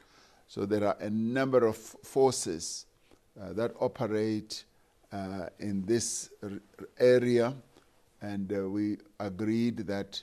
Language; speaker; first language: English; non-native, local second language; Venda